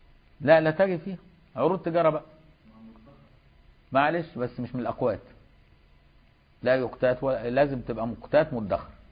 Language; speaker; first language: Arabic; native; Arabic